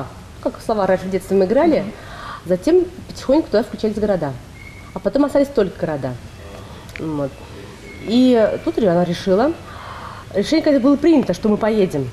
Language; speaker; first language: Russian; native; Russian